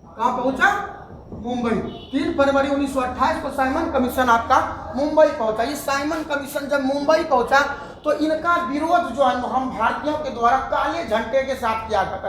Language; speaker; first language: Hindi; native; Hindi